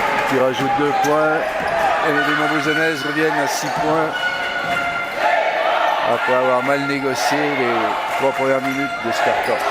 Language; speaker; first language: French; native; French